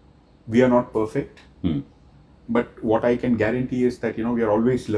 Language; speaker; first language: English; non-native, local second language; Hindi